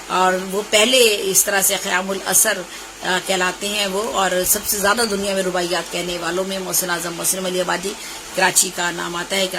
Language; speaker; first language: Urdu; native; Urdu